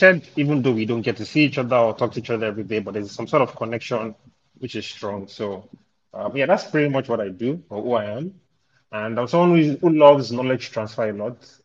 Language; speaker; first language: English; non-native, local second language; Yoruba